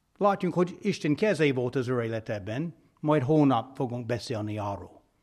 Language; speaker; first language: Hungarian; non-native, fluent; English